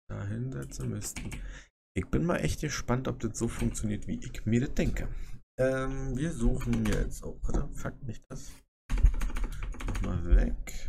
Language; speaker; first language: German; native; German